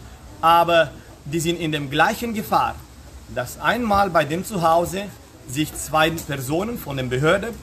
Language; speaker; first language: German; non-native, fluent; Romanian